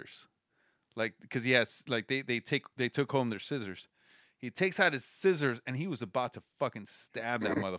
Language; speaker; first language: English; early bilingual, other home language; Spanish